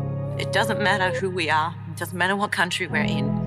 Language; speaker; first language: English; native; English